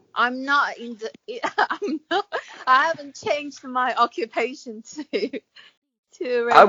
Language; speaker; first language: English; non-native, fluent; Chinese